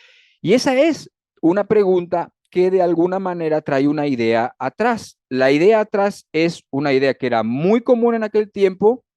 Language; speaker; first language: Spanish; native; Spanish